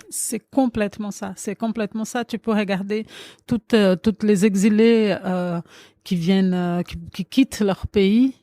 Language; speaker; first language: French; non-native, fluent; Portuguese